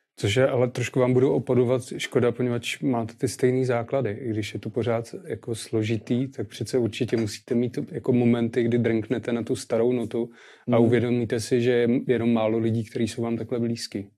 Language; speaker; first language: Czech; native; Czech